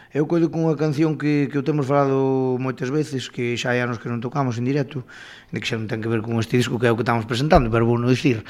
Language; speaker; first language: Galician; native; Galician